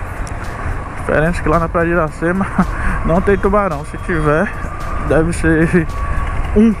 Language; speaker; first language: Portuguese; native; Portuguese